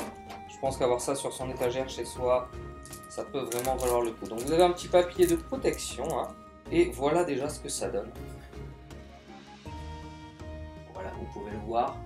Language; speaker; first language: French; native; French